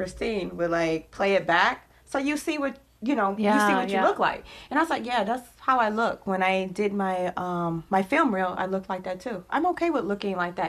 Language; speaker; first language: English; native; English